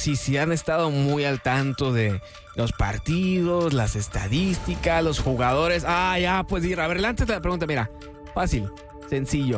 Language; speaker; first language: Spanish; native; Spanish